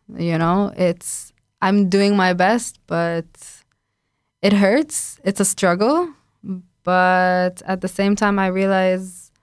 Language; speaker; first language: English; non-native, fluent; Arabic